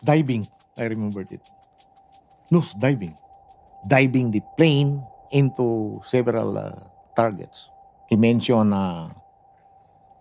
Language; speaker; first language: English; non-native, local second language; Pangasinan